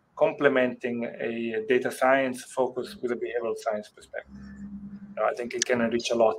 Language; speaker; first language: English; non-native, fluent; Italian